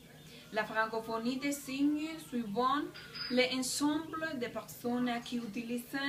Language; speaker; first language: French; non-native, learner; Spanish